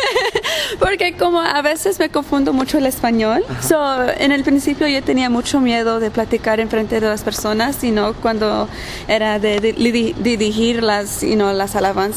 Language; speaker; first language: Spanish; early bilingual, heritage; Spanish